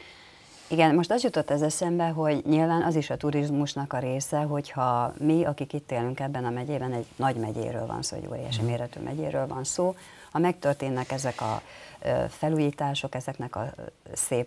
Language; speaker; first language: Hungarian; native; Hungarian